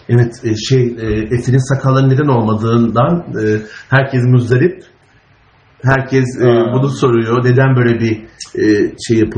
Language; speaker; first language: Turkish; native; Turkish